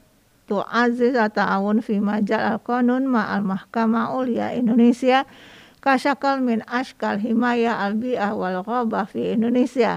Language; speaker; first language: Arabic; non-native, fluent; Indonesian